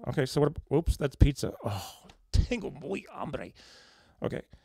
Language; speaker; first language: Spanish; non-native, learner; English